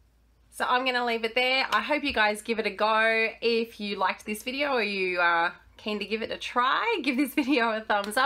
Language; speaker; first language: English; native; English